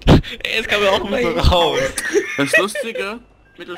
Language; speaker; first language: German; native; German